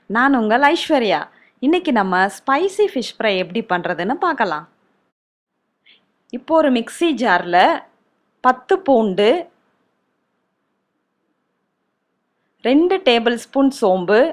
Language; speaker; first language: Tamil; native; Tamil